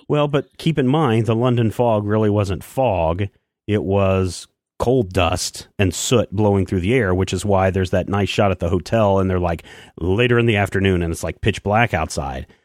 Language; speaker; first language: English; native; English